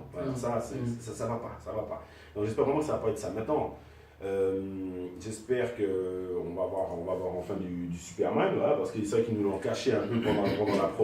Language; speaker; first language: French; native; French